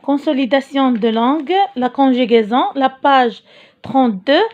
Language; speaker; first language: French; non-native, local second language; Arabic